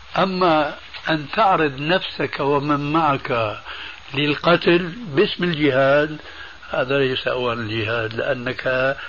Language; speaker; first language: Arabic; early bilingual, other home language; Albanian